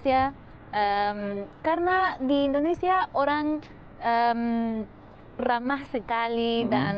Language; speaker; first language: Indonesian; non-native, fluent; Spanish